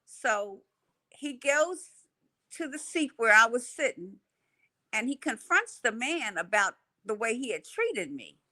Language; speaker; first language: English; native; English